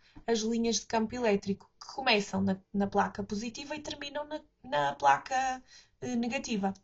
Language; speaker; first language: Portuguese; native; Portuguese